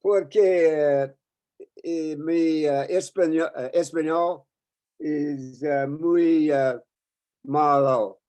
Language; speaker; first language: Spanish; non-native, learner; English